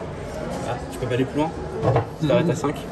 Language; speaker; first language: French; native; French